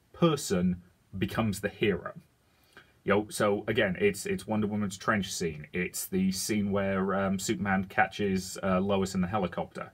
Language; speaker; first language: English; native; English